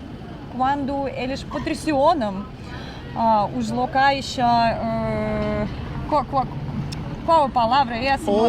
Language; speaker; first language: Portuguese; non-native, fluent; Russian